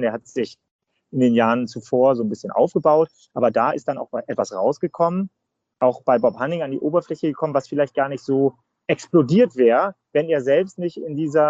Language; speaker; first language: German; native; German